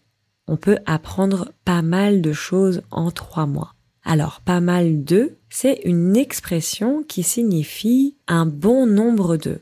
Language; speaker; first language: French; native; French